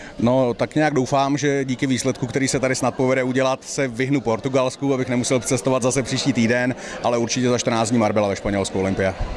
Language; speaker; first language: Czech; native; Czech